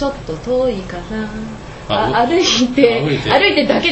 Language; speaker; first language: Japanese; non-native, learner; Chinese